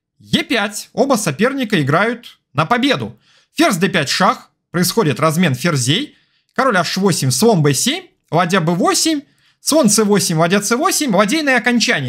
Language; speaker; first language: Russian; native; Russian